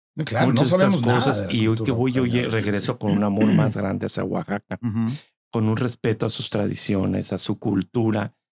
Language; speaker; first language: Spanish; native; Spanish